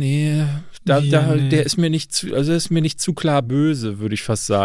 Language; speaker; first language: German; native; German